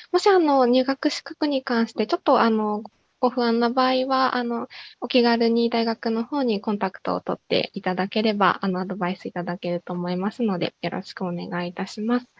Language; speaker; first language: Japanese; native; Japanese